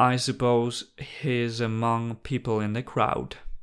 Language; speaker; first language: English; non-native, fluent; Polish